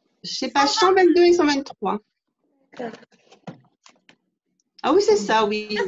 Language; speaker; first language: French; native; French